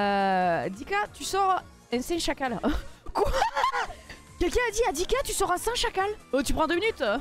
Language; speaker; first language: French; native; French